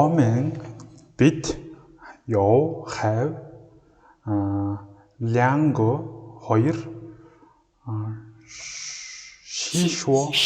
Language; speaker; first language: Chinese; non-native, learner; Mongolian